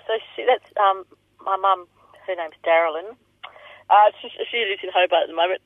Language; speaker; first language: English; native; English